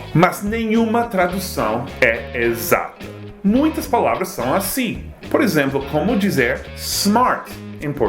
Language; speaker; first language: Portuguese; non-native, fluent; English